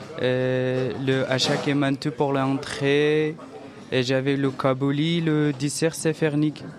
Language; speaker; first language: French; non-native, learner; Persian